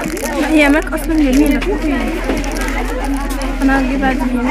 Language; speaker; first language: Arabic; native; Arabic